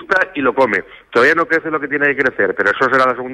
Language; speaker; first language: Spanish; native; Spanish